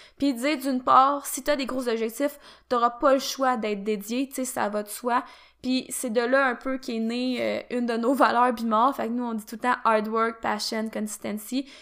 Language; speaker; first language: French; native; French